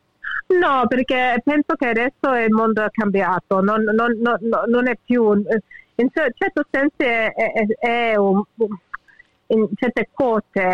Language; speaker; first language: Italian; early bilingual, heritage; English